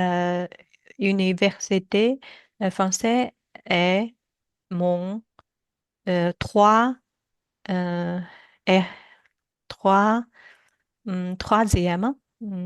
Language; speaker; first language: French; non-native, learner; Chinese